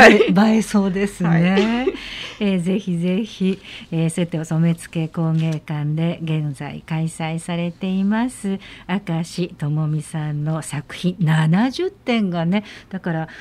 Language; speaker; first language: Japanese; native; Japanese